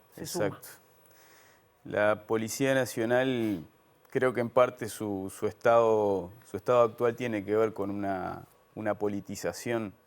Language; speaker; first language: Spanish; native; Spanish